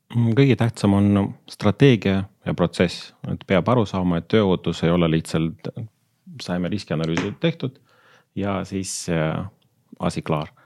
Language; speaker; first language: Estonian; non-native, local second language; Russian